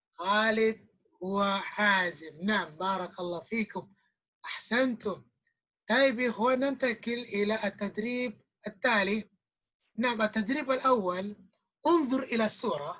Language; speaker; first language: Arabic; non-native, fluent; Indonesian